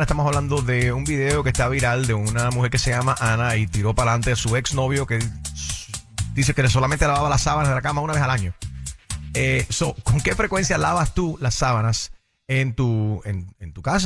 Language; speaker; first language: Spanish; native; Spanish